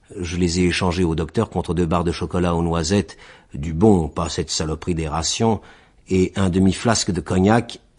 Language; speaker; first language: French; native; French